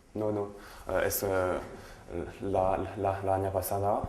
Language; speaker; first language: Spanish; non-native, learner; French